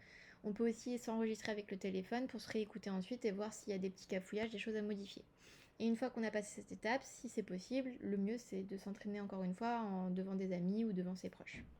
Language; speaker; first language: French; native; French